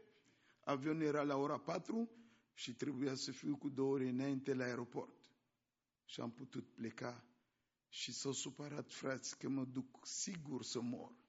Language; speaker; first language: Romanian; non-native, fluent; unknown